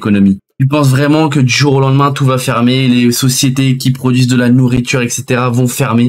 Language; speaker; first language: French; native; French